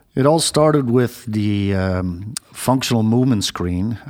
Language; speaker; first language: English; non-native, fluent; Dutch